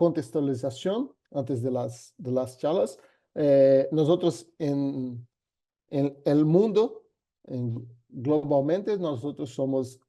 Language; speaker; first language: Spanish; non-native, fluent; Portuguese